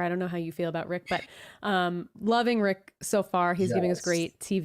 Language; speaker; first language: English; native; English